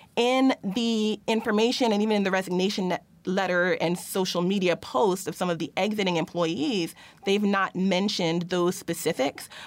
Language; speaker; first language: English; native; English